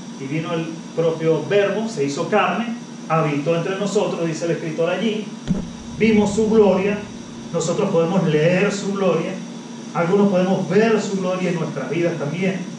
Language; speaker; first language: Spanish; native; Spanish